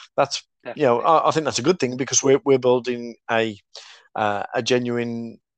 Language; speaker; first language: English; native; English